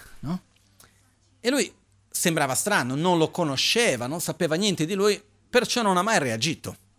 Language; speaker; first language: Italian; non-native, fluent; Portuguese